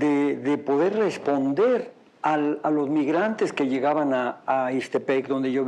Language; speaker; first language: Spanish; native; Spanish